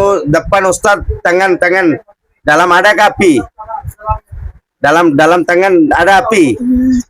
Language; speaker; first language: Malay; non-native, learner; Bangla